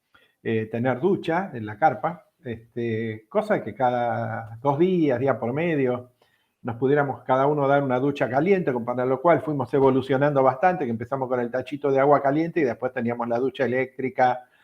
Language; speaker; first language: Spanish; native; Spanish